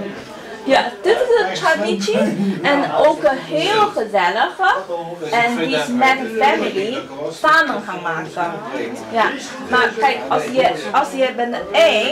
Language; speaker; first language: Dutch; non-native, learner; Chinese